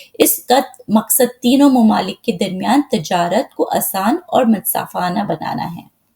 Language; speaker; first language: Urdu; native; Urdu